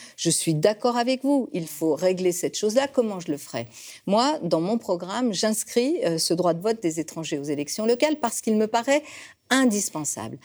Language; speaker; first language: French; early bilingual, other home language; Spanish